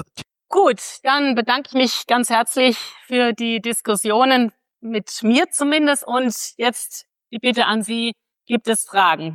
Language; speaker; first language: German; native; German